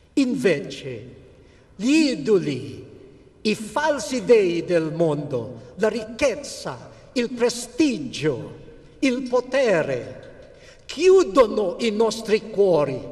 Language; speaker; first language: Italian; non-native, fluent; Filipino